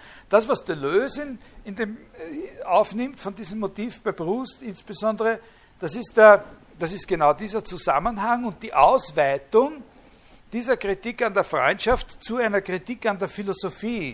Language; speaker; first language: German; native; German